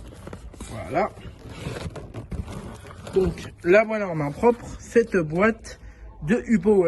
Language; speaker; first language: French; native; French